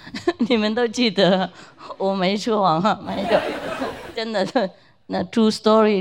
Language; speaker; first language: Chinese; non-native, fluent; Vietnamese